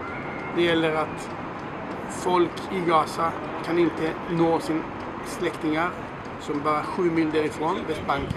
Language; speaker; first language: Swedish; non-native, fluent; Hebrew